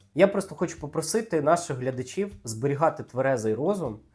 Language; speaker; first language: Ukrainian; native; Ukrainian